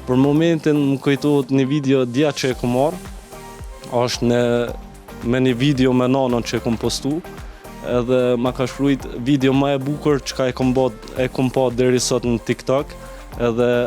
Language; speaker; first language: Albanian; early bilingual, heritage; Albanian